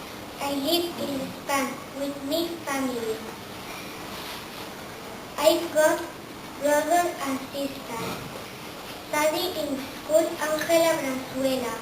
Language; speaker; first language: English; non-native, learner; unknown